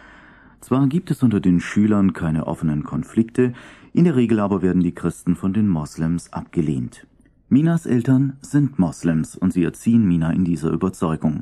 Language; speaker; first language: German; native; German